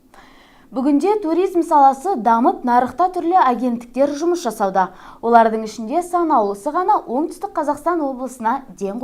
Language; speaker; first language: Kazakh; native; Kazakh